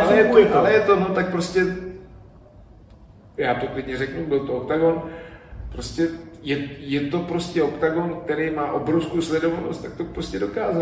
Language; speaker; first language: Czech; native; Czech